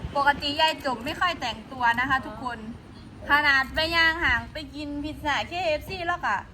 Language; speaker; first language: Thai; non-native, local second language; Northeastern Thai